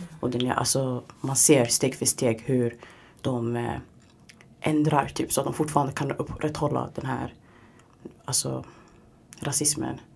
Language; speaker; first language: Swedish; early bilingual, other home language; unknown